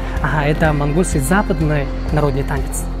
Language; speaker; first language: Russian; non-native, learner; Mongolian